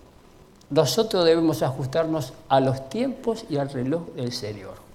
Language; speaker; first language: Spanish; native; Spanish